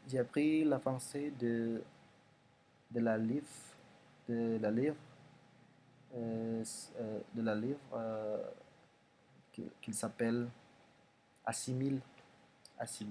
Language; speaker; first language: French; non-native, learner; Indonesian